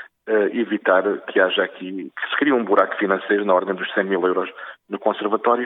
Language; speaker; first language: Portuguese; native; Portuguese